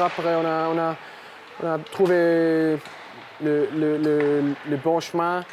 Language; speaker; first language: French; non-native, local second language; German